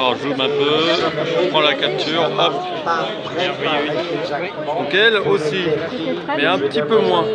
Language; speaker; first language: French; native; French